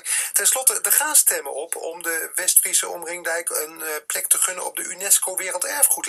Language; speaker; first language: Dutch; native; Dutch